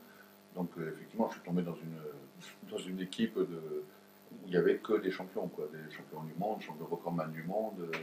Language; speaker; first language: French; native; French